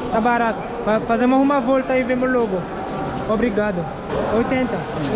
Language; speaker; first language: Portuguese; non-native, learner; French